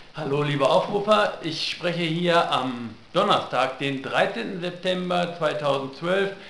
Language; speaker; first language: German; native; German